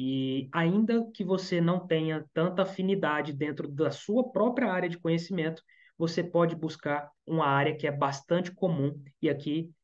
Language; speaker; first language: Portuguese; native; Portuguese